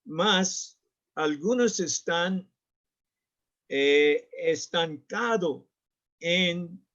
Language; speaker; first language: Spanish; non-native, learner; English